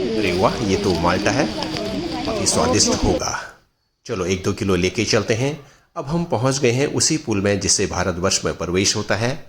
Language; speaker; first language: Hindi; non-native, local second language; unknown